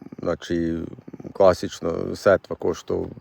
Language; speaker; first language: Croatian; native; Croatian